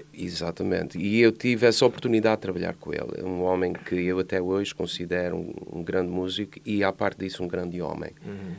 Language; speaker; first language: Portuguese; early bilingual, heritage; Portuguese